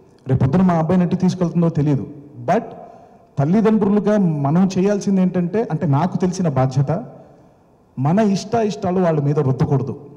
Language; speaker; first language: Telugu; native; Telugu